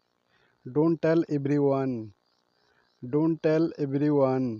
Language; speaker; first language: English; non-native, learner; Odia